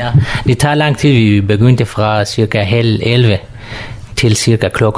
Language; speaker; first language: Danish; non-native, learner; Kurdish